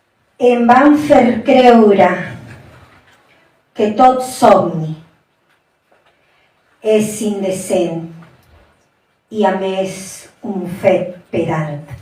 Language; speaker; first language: Catalan; non-native, fluent; Spanish